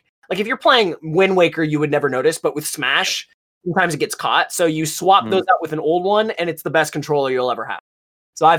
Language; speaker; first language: English; native; English